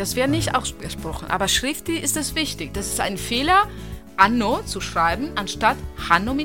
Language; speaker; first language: German; non-native, fluent; Italian